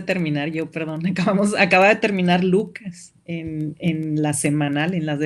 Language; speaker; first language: Spanish; native; Spanish